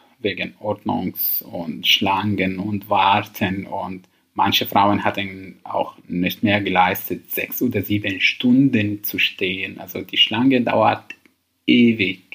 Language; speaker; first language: German; non-native, learner; Arabic